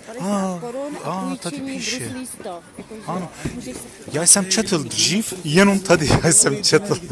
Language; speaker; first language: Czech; non-native, learner; Turkish